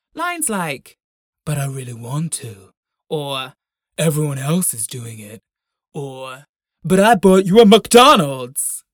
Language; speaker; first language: English; native; English